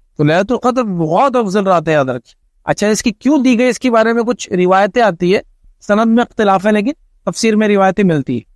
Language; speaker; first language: Urdu; native; Urdu